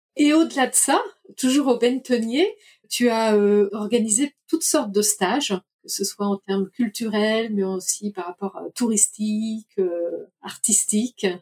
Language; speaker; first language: French; native; French